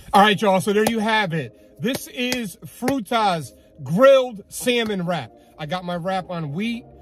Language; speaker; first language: English; native; English